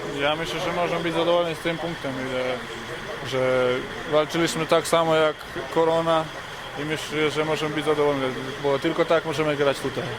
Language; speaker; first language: Polish; non-native, learner; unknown